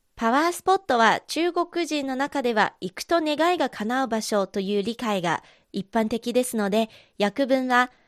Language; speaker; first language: Japanese; non-native, fluent; Chinese